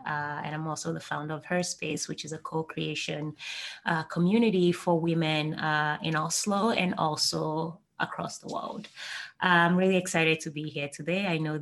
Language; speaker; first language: English; non-native, local second language; Igbo